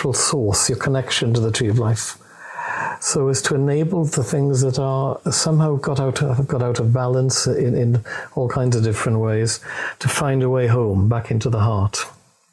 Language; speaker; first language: English; native; English